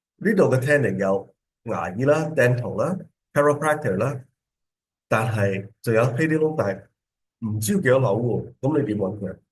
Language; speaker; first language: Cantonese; early bilingual, heritage; Cantonese